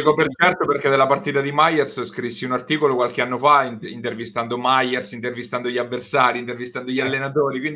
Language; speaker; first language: Italian; native; Italian